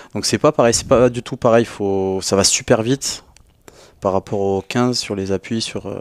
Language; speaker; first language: French; native; French